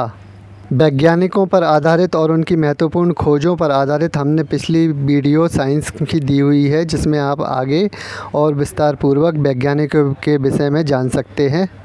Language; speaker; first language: Hindi; native; Hindi